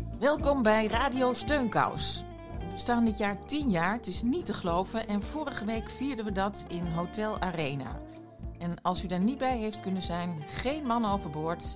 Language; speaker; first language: Dutch; native; Dutch